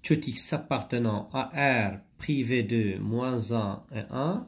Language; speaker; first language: French; non-native, local second language; Arabic